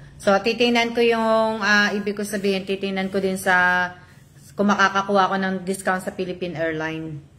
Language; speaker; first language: Filipino; native; Filipino